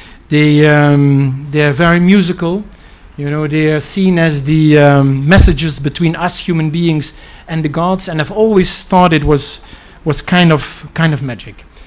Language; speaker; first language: English; non-native, fluent; Dutch